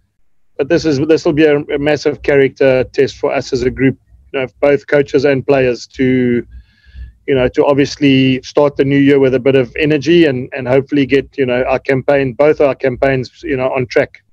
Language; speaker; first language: English; native; English